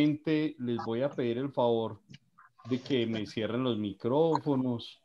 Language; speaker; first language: Spanish; native; Spanish